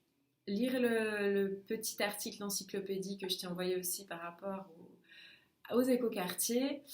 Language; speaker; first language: French; native; French